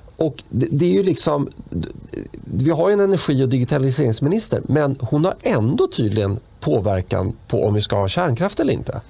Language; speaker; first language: Swedish; native; Swedish